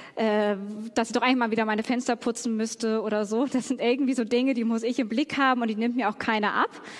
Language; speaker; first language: German; native; German